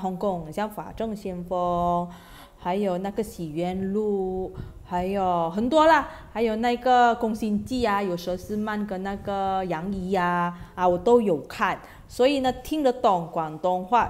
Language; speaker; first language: Chinese; non-native, fluent; Malay